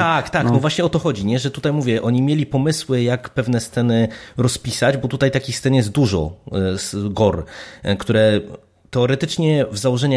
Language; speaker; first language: Polish; native; Polish